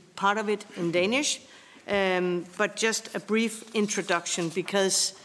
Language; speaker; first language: English; non-native, fluent; Danish